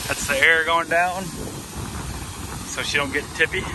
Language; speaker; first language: English; native; English